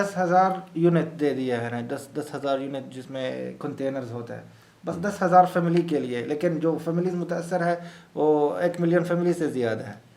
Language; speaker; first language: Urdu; non-native, learner; Arabic